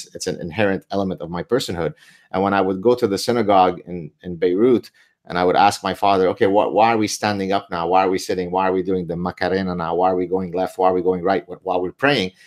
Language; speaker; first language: English; early bilingual, other home language; Arabic